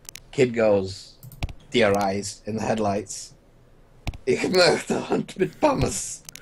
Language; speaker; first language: German; non-native, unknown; English